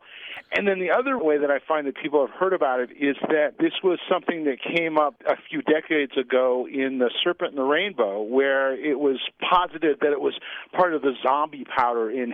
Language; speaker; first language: English; native; English